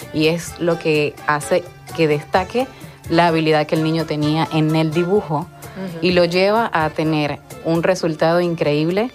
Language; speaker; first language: Spanish; native; Spanish